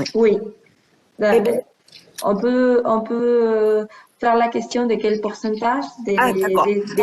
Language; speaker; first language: French; non-native, fluent; Spanish